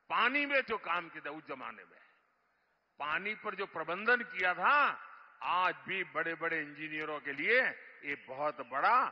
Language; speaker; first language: Hindi; non-native, local second language; Gujarati